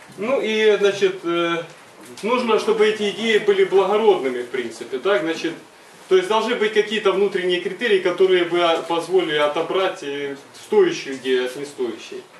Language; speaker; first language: Russian; native; Russian